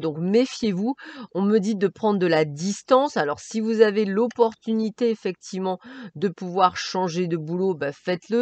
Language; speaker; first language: French; native; French